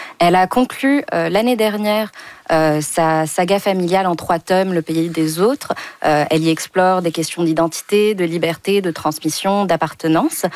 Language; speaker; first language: French; native; French